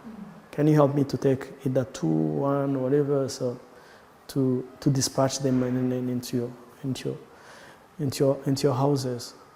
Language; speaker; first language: English; non-native, local second language; Kinyarwanda